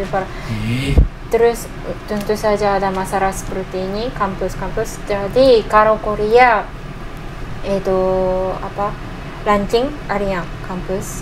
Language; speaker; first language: Indonesian; non-native, learner; Japanese